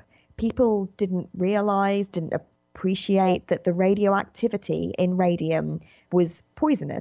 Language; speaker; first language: English; native; English